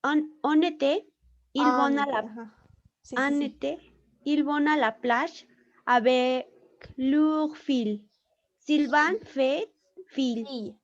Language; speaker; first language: French; non-native, learner; Spanish